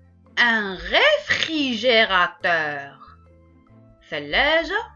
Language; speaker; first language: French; non-native, local second language; Arabic